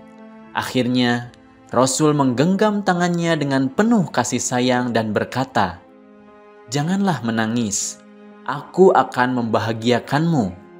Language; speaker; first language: Indonesian; native; Indonesian